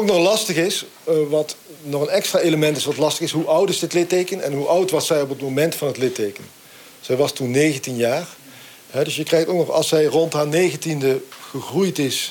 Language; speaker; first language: Dutch; native; Dutch